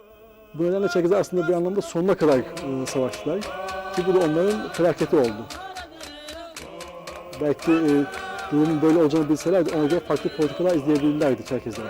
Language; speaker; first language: Turkish; native; Turkish